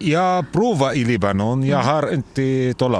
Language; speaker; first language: Swedish; non-native, learner; Arabic